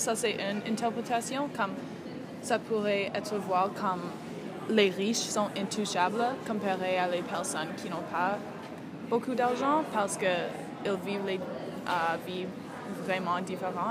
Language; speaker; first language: French; non-native, learner; English